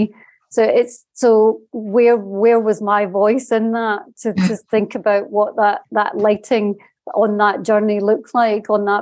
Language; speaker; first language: English; native; English